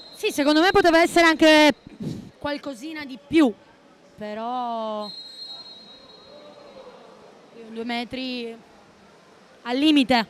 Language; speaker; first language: Italian; native; Italian